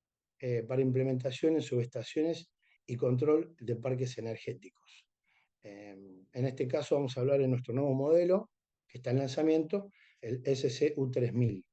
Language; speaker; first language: Spanish; native; Spanish